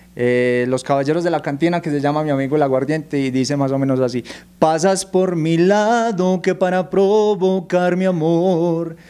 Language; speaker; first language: Spanish; native; Spanish